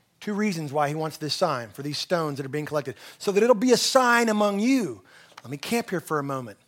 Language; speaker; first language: English; native; English